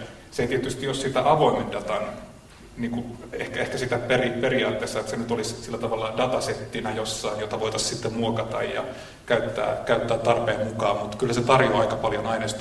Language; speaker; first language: Finnish; native; Finnish